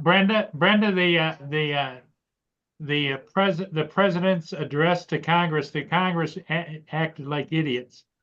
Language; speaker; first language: English; native; English